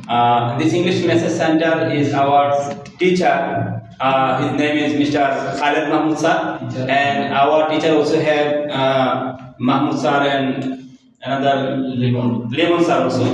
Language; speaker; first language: English; non-native, learner; Bangla